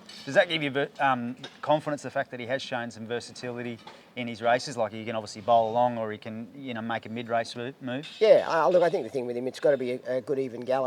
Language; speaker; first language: English; native; English